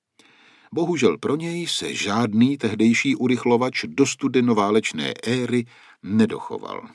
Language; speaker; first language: Czech; native; Czech